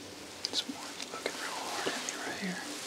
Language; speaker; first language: English; native; English